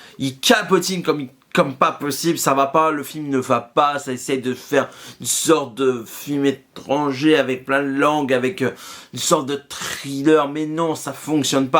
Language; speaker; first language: French; native; French